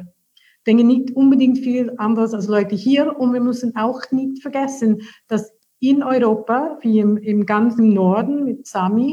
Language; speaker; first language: German; non-native, fluent; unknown